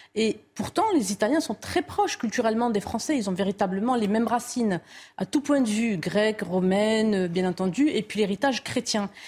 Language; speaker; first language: French; non-native, local second language; Arabic